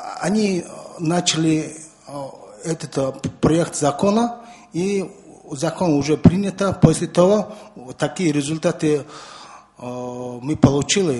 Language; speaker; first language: Russian; non-native, learner; Mongolian